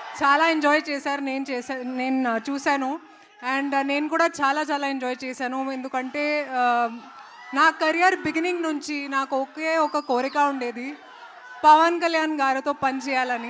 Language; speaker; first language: Telugu; non-native, local second language; Hindi